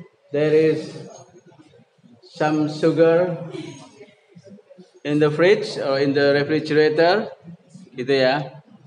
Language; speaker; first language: English; non-native, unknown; Indonesian